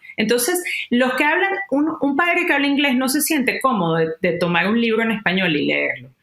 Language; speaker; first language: Spanish; native; Spanish